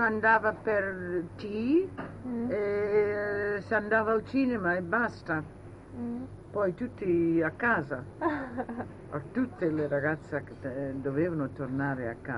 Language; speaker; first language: Italian; early bilingual, heritage; Italian